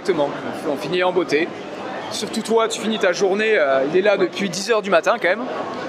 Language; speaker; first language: French; native; French